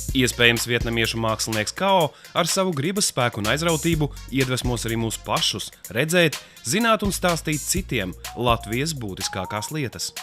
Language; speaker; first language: Latvian; native; Latvian